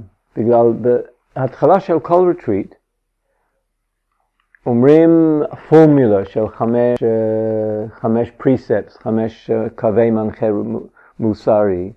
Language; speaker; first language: Hebrew; non-native, fluent; English